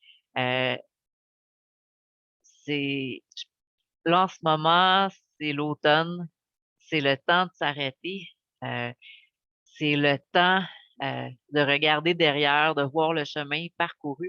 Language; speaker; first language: French; native; French